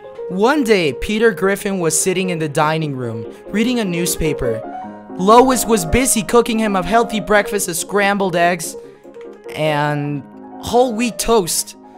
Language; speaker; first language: English; native; English